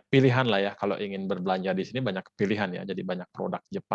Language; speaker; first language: Indonesian; native; Indonesian